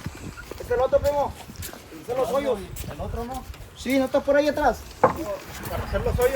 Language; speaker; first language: Spanish; native; Spanish